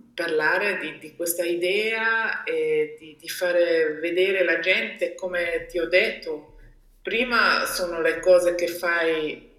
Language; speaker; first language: Italian; non-native, local second language; German